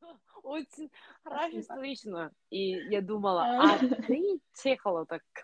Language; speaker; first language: Russian; non-native, learner; Korean